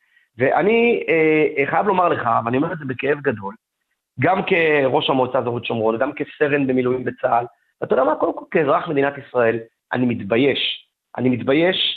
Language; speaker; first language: Hebrew; native; Hebrew